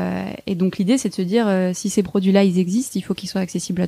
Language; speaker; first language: French; native; French